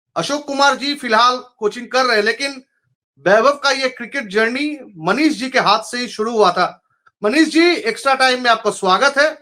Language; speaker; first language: Hindi; non-native, local second language; Bangla